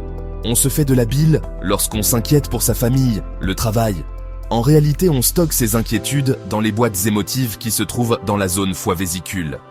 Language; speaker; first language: French; native; French